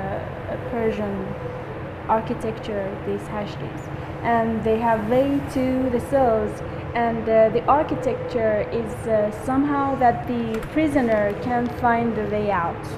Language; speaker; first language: English; non-native, fluent; Persian